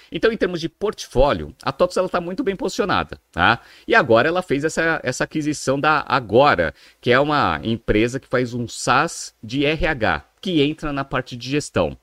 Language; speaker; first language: Portuguese; native; Portuguese